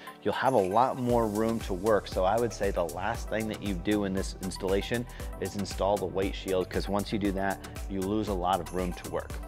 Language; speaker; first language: English; native; English